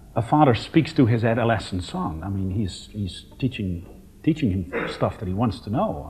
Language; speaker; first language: English; non-native, fluent; Dutch